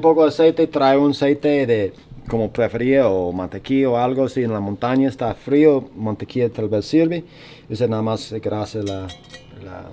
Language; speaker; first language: Spanish; non-native, learner; English